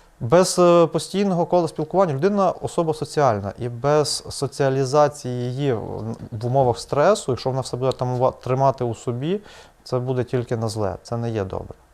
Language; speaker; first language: Ukrainian; native; Ukrainian